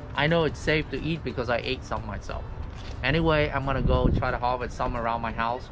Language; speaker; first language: English; non-native, fluent; Vietnamese